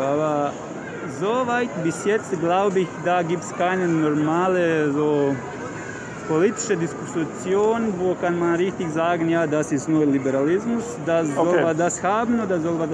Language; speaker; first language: German; non-native, learner; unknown